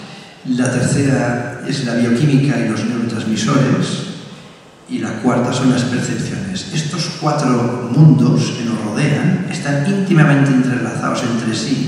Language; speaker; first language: Spanish; native; Spanish